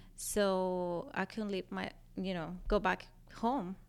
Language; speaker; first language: English; non-native, fluent; Spanish